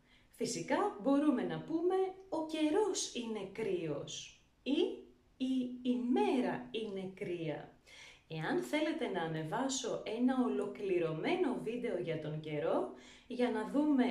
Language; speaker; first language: Greek; native; Greek